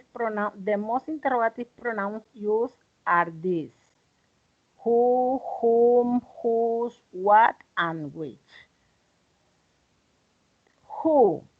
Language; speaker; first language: English; non-native, learner; Spanish